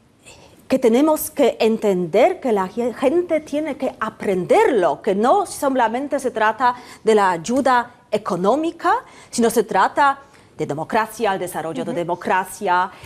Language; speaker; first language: Spanish; non-native, fluent; Polish